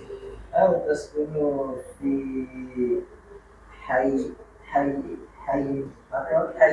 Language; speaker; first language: Arabic; non-native, learner; Indonesian